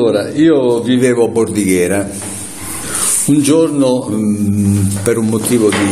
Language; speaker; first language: Italian; native; Italian